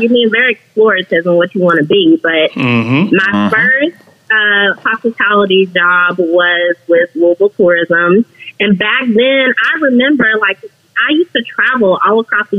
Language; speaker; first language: English; native; English